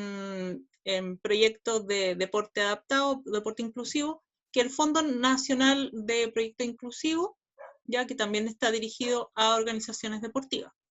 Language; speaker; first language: Spanish; native; Spanish